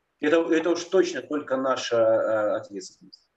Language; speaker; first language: Russian; native; Russian